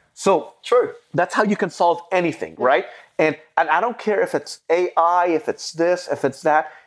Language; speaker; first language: English; non-native, fluent; Arabic